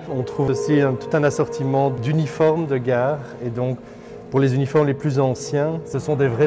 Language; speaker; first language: French; native; French